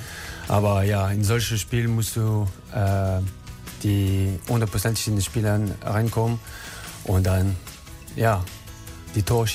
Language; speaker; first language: German; non-native, learner; French